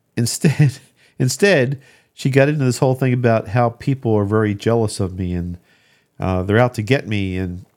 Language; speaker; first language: English; native; English